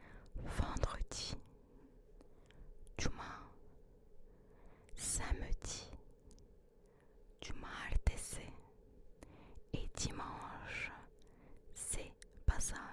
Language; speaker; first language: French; early bilingual, other home language; Turkish